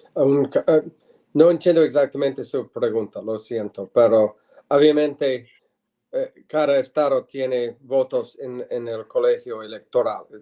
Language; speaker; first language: Spanish; non-native, learner; English